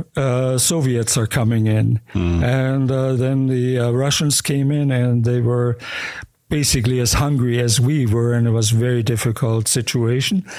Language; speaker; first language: English; early bilingual, other home language; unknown